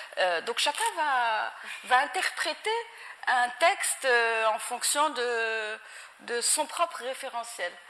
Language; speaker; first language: French; non-native, local second language; Arabic